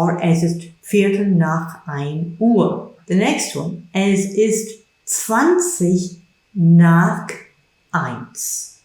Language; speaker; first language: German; non-native, fluent; English